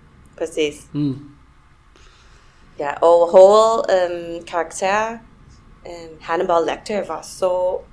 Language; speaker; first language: Danish; non-native, fluent; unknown